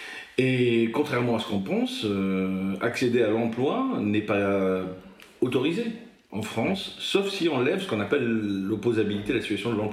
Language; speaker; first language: French; native; French